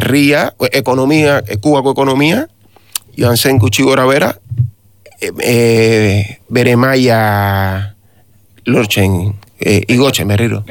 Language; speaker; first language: Basque; non-native, learner; Spanish